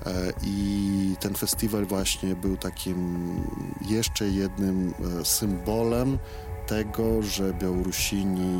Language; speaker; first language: Polish; non-native, fluent; Belarusian